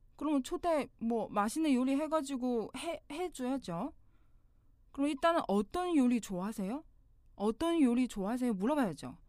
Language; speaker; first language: Korean; non-native, fluent; Chinese